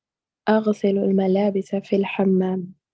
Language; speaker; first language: Arabic; non-native, learner; English